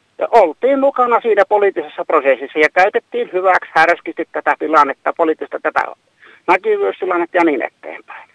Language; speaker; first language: Finnish; native; Finnish